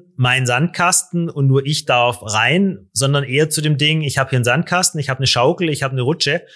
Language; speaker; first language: German; native; German